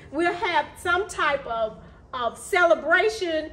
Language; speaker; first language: English; native; English